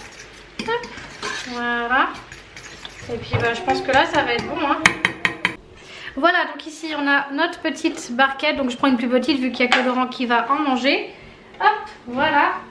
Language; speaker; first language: French; native; French